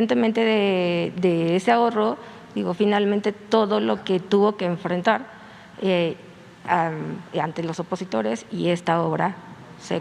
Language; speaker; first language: Spanish; native; Spanish